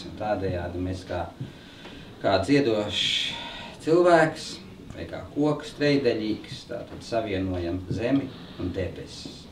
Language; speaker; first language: Latvian; native; Latvian